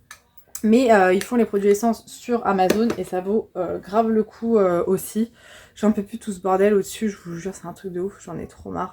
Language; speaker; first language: French; native; French